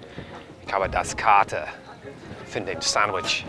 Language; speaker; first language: German; non-native, learner; English